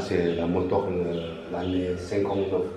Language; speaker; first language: French; non-native, learner; Javanese